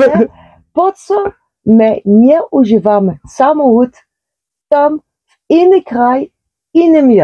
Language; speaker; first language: Polish; non-native, learner; Dutch